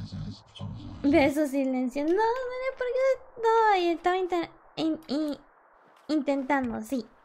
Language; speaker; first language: Spanish; non-native, learner; English